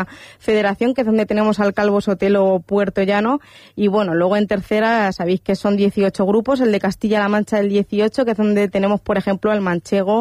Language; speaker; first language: Spanish; native; Spanish